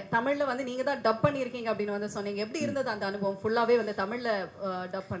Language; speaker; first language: Tamil; native; Tamil